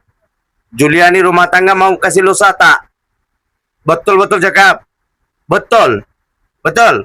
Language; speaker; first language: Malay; non-native, learner; Bangla